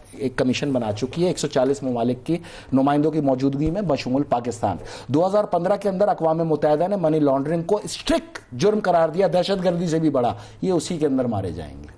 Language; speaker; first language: Urdu; native; Urdu